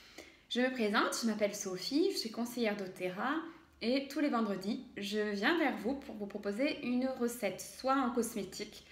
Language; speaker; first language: French; native; French